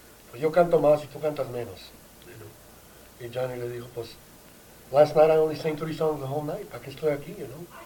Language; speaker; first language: Spanish; early bilingual, heritage; Spanish